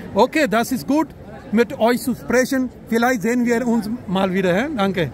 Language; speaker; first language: German; non-native, learner; Urdu